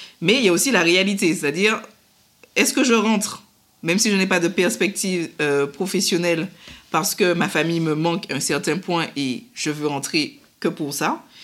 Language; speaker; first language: French; native; French